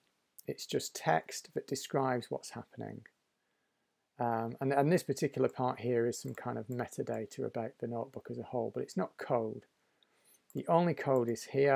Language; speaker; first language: English; native; English